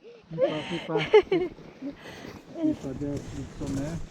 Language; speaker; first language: Norwegian; non-native, learner; Filipino